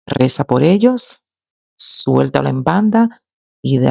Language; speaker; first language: Spanish; early bilingual, other home language; English